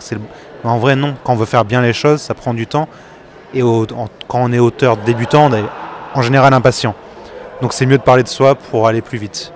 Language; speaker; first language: French; native; French